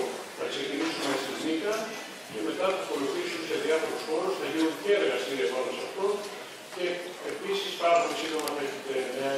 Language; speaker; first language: Greek; native; Greek